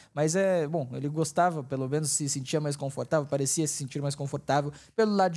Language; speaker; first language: Portuguese; native; Portuguese